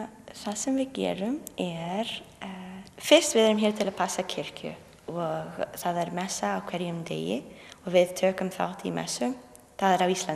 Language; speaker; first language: Icelandic; non-native, learner; English